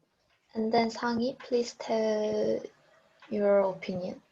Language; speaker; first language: English; non-native, learner; Korean